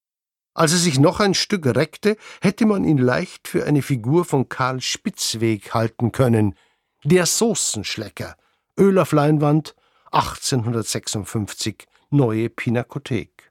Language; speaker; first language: German; native; German